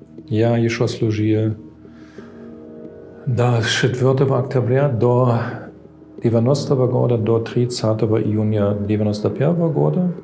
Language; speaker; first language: Russian; non-native, fluent; German